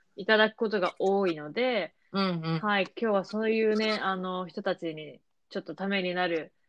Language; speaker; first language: Japanese; native; Japanese